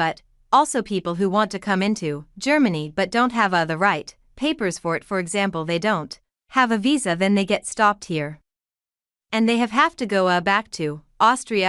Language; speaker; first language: English; non-native, fluent; German